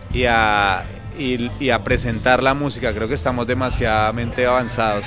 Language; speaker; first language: Spanish; native; Spanish